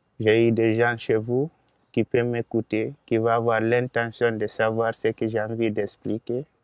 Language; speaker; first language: French; non-native, local second language; Fula